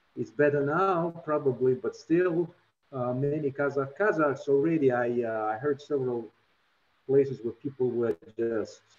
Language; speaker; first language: English; non-native, fluent; Russian